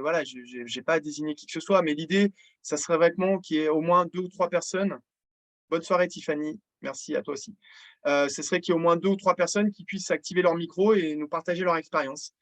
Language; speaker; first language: French; native; French